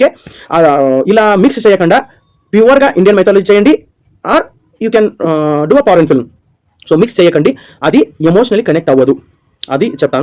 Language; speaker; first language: Telugu; non-native, learner; Kannada